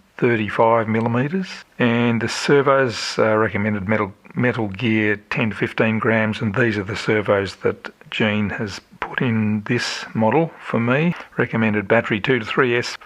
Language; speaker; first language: English; native; English